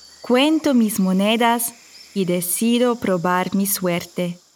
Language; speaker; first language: Spanish; non-native, fluent; German